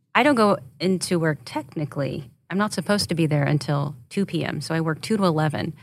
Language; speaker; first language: English; native; English